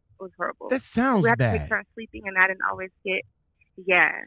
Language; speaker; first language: English; native; English